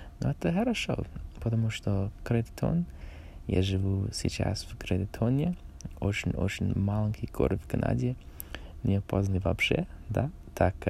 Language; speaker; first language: Russian; non-native, learner; English